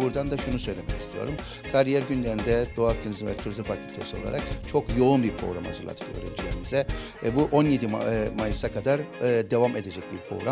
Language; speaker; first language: Turkish; native; Turkish